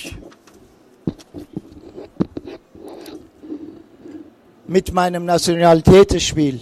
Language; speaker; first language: German; non-native, fluent; Persian